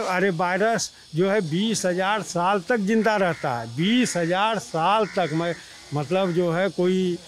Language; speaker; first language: Hindi; native; Hindi